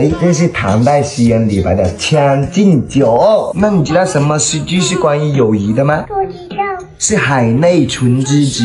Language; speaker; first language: Chinese; native; Chinese